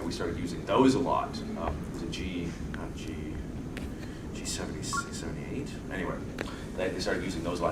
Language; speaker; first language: English; native; English